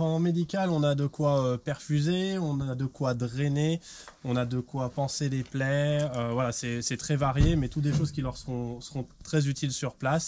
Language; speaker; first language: French; native; French